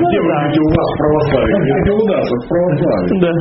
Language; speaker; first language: Russian; native; Russian